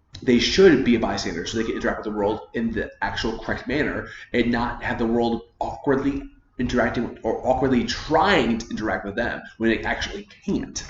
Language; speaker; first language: English; native; English